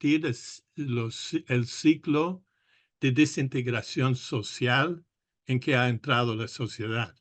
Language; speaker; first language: Spanish; non-native, fluent; English